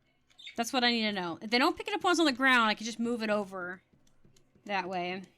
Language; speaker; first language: English; native; English